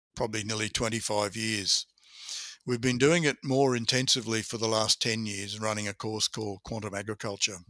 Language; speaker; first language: English; native; English